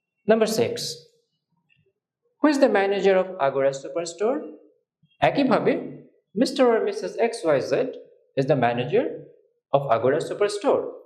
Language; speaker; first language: English; non-native, local second language; Bangla